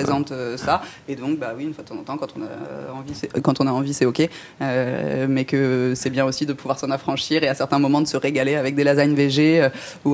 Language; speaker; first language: French; native; French